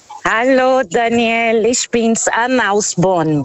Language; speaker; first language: German; non-native, fluent; Portuguese